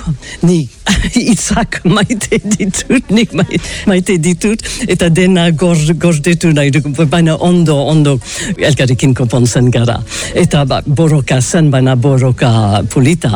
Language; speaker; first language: Basque; non-native, learner; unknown